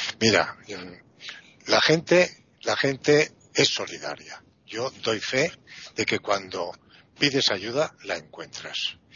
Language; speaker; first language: Spanish; non-native, fluent; Italian